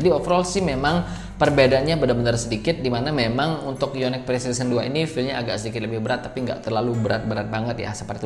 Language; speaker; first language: Indonesian; native; Indonesian